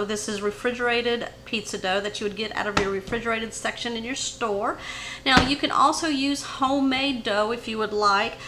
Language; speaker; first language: English; native; English